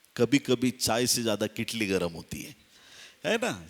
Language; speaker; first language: Hindi; non-native, local second language; Marathi